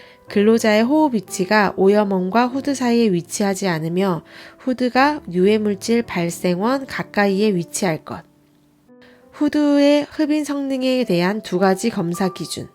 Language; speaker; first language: Korean; native; Korean